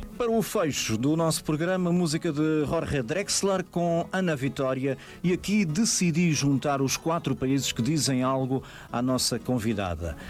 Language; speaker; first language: Portuguese; native; Portuguese